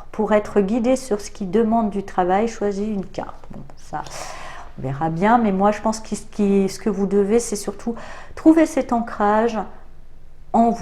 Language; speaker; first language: French; native; French